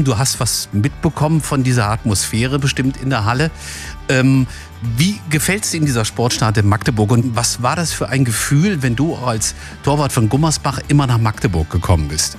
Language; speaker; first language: German; native; German